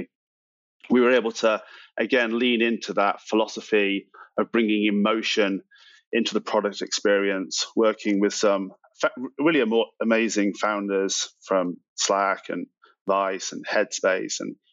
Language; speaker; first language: English; native; English